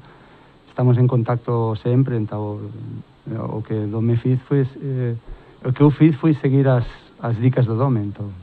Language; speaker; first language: Portuguese; non-native, fluent; Spanish